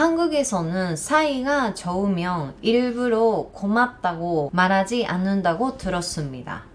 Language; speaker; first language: Korean; non-native, learner; Japanese